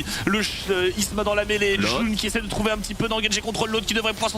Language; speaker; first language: French; native; French